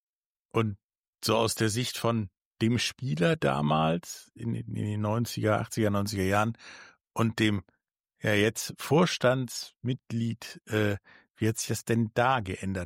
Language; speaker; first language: German; native; German